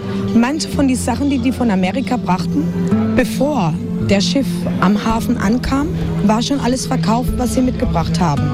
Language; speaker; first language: German; non-native, fluent; Spanish